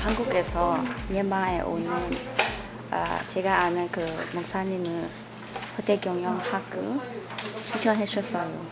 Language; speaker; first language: Korean; non-native, learner; Burmese